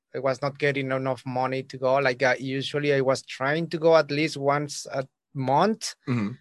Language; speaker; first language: English; non-native, learner; Spanish